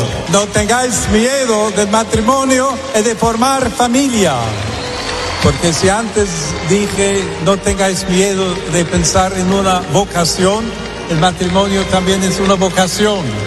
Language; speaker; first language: Spanish; non-native, fluent; English